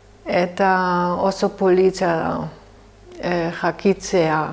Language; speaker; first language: Basque; non-native, learner; German